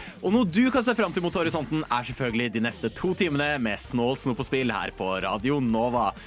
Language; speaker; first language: Norwegian; native; Norwegian